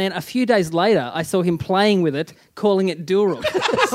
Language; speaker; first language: English; native; English